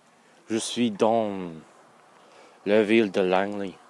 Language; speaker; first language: French; non-native, learner; English